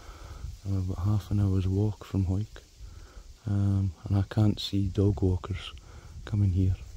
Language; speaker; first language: English; native; English